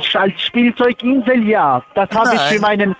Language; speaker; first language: German; non-native, fluent; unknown